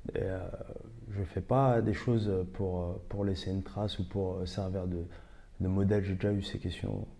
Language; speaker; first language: French; native; French